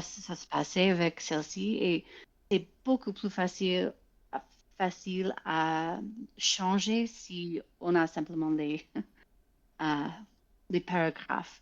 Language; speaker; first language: French; non-native, fluent; English